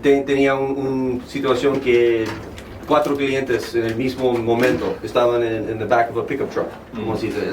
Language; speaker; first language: Spanish; early bilingual, heritage; Spanish